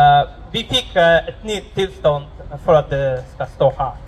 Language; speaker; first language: Swedish; non-native, fluent; Russian